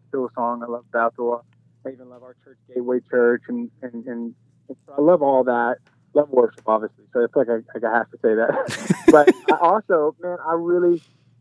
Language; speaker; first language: English; native; English